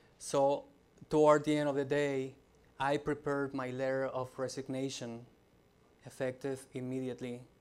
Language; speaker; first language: English; non-native, fluent; Spanish